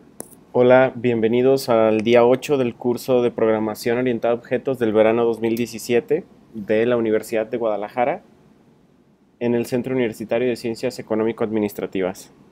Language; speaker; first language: Spanish; native; Spanish